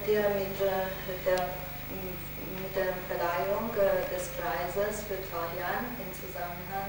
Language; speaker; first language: German; non-native, local second language; Hungarian